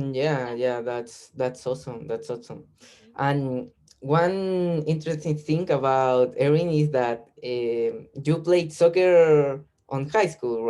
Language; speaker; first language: English; non-native, learner; Spanish